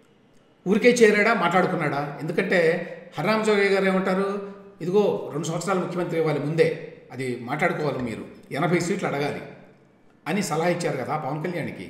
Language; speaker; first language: Telugu; native; Telugu